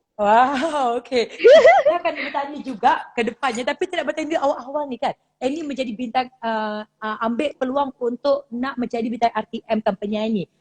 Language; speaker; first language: Malay; native; Malay